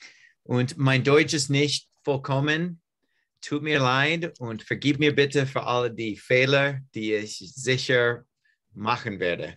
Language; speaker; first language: German; non-native, learner; English